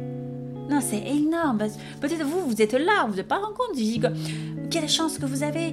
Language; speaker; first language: French; non-native, fluent; Chinese